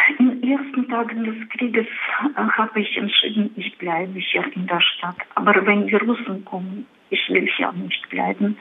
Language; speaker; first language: German; non-native, fluent; Russian